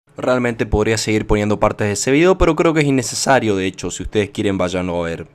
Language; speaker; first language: Spanish; native; Spanish